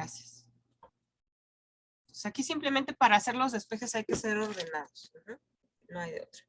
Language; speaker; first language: Spanish; native; Spanish